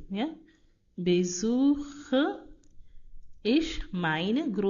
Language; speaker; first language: German; non-native, fluent; Hindi